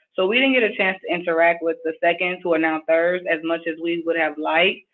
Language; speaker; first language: English; native; English